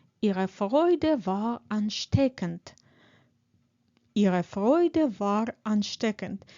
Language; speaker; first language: German; non-native, fluent; Ukrainian